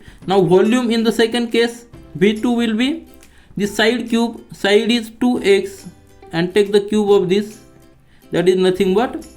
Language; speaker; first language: English; non-native, local second language; Marathi